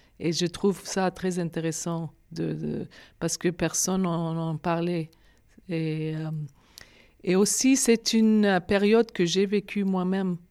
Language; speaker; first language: French; non-native, fluent; Arabic